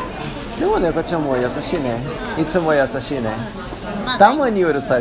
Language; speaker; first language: Japanese; non-native, learner; Portuguese